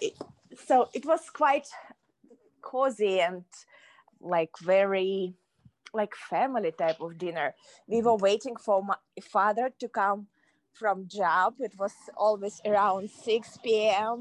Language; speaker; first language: English; non-native, fluent; Kazakh